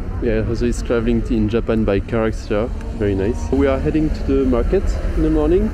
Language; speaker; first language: English; non-native, fluent; French